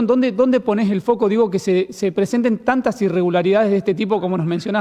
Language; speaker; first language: Spanish; native; Spanish